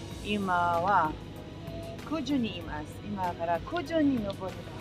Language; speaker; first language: Japanese; non-native, learner; Filipino